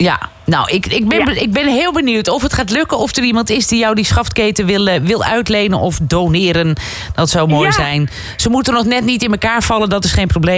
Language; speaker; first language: Dutch; native; Dutch